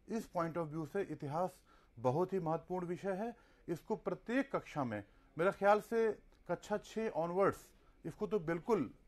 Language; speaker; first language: Hindi; native; Hindi